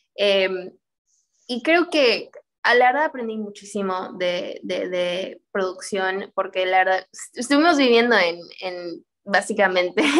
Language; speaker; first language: Spanish; early bilingual, heritage; Spanish